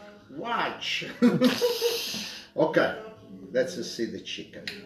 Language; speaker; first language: English; non-native, learner; Italian